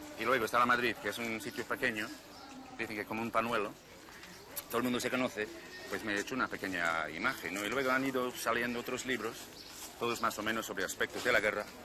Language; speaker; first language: Spanish; non-native, fluent; English